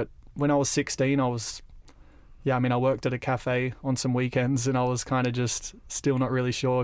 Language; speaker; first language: English; native; English